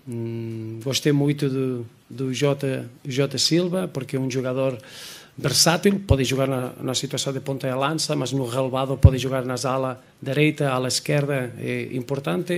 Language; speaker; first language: Portuguese; non-native, fluent; Spanish